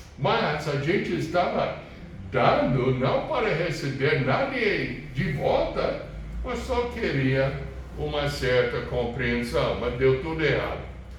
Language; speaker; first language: Portuguese; non-native, fluent; English